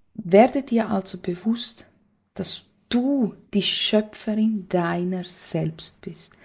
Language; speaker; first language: German; non-native, fluent; Portuguese